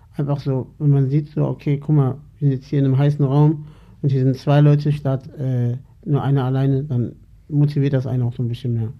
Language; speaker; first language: German; early bilingual, other home language; Turkish